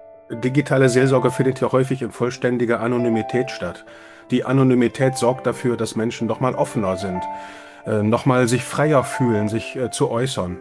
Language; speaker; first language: German; native; German